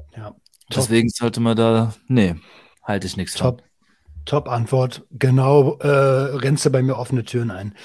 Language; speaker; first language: German; native; German